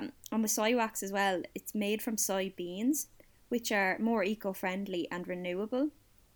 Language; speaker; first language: English; native; English